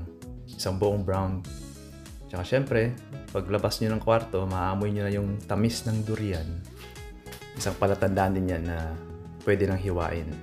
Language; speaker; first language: Filipino; native; Filipino